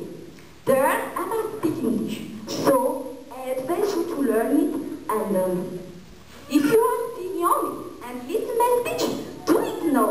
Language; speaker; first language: English; non-native, learner; Malagasy